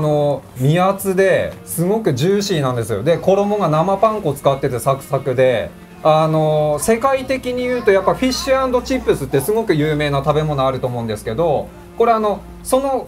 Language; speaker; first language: Japanese; native; Japanese